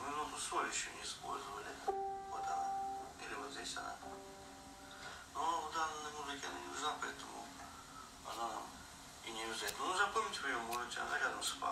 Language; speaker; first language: Russian; native; Russian